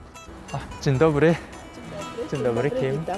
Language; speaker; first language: Polish; non-native, learner; Korean